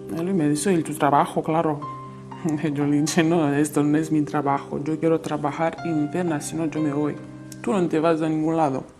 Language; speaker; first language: Spanish; non-native, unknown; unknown